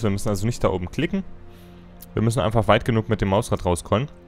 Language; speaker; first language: German; native; German